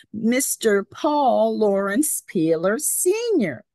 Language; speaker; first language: English; native; English